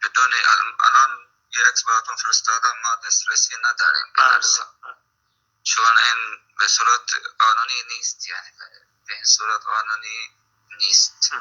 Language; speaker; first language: Persian; non-native, fluent; Arabic